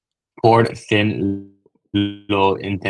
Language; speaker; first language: Spanish; non-native, learner; English